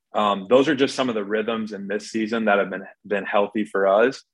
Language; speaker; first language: English; native; English